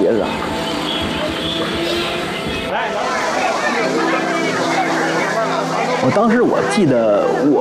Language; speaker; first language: Chinese; native; Chinese